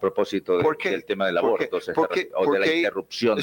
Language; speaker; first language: Spanish; native; Spanish